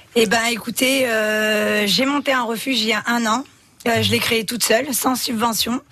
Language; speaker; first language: French; native; French